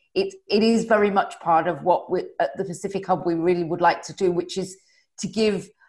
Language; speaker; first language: English; native; English